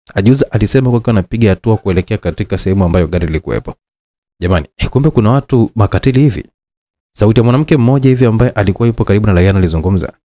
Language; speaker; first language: Swahili; native; Swahili